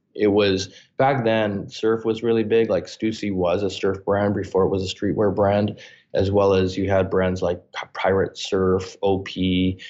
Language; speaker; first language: English; native; English